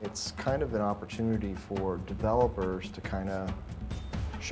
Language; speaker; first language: English; native; English